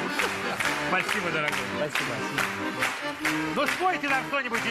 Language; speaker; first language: Russian; native; Russian